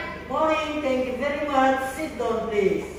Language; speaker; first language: English; non-native, fluent; Indonesian